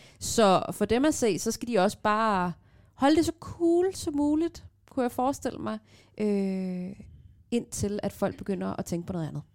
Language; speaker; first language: Danish; early bilingual, other home language; Persian